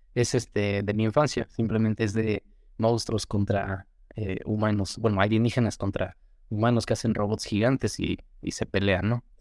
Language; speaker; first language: Spanish; native; Spanish